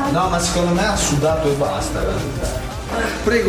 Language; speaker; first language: Italian; native; Italian